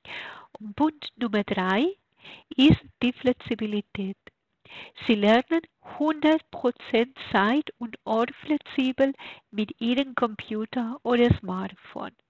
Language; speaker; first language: German; non-native, fluent; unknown